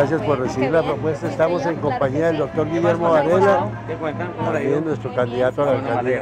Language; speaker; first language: Spanish; native; Spanish